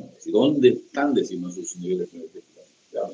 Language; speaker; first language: Spanish; native; Spanish